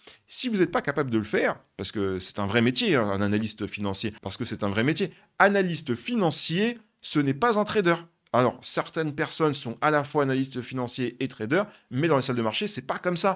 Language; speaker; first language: French; native; French